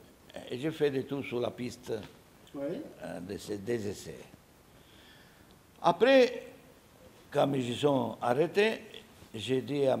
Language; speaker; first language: French; non-native, learner; Italian